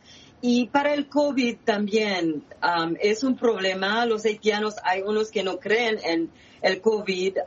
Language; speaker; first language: Spanish; non-native, fluent; Haitian Creole